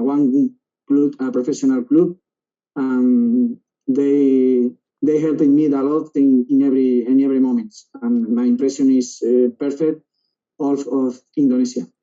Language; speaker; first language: English; non-native, learner; Spanish